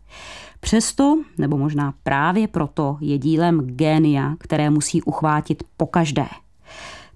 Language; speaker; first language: Czech; native; Czech